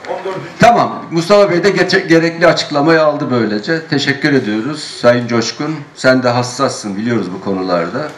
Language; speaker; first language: Turkish; native; Turkish